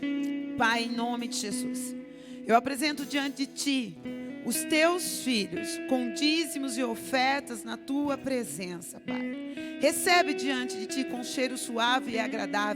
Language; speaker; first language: Portuguese; native; Portuguese